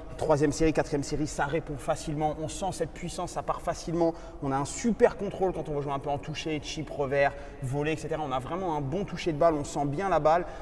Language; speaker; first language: French; native; French